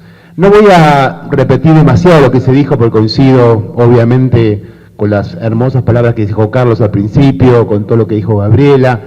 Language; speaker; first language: Spanish; native; Spanish